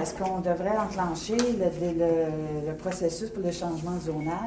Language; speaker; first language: French; native; French